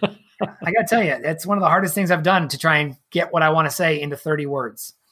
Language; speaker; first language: English; native; English